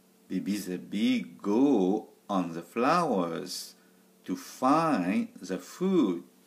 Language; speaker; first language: English; non-native, learner; French